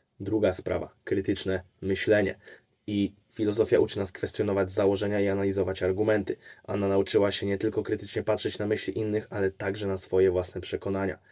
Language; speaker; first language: Polish; native; Polish